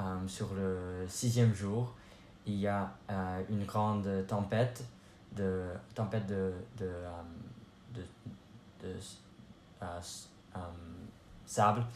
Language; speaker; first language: French; non-native, learner; English